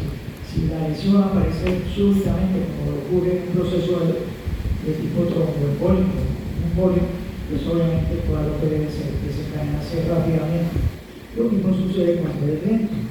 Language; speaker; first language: Spanish; native; Spanish